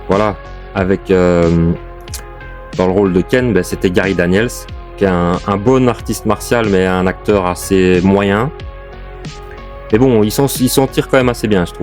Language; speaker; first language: French; native; French